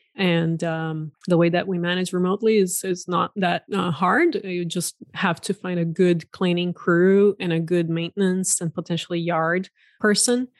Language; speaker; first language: English; non-native, fluent; Portuguese